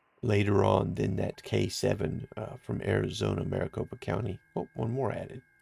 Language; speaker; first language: English; native; English